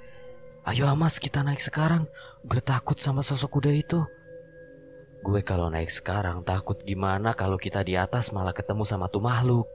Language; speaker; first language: Indonesian; native; Indonesian